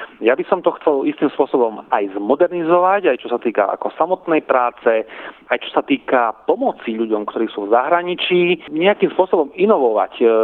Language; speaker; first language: Slovak; non-native, local second language; Rusyn